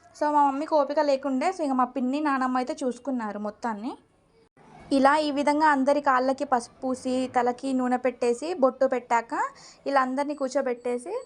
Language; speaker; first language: Telugu; non-native, local second language; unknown